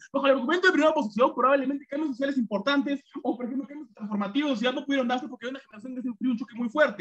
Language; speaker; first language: Spanish; native; Spanish